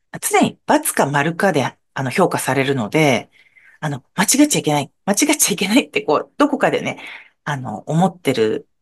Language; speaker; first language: Japanese; native; Japanese